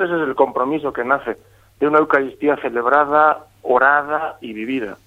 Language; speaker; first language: Spanish; native; Spanish